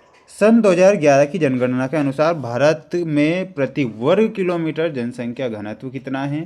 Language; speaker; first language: Hindi; native; Hindi